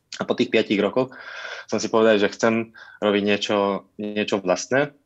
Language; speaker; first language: Slovak; non-native, local second language; Hungarian